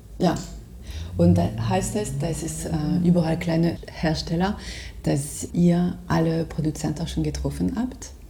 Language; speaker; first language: German; non-native, fluent; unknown